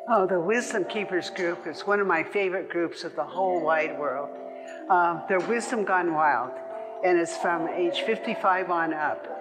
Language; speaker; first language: English; native; English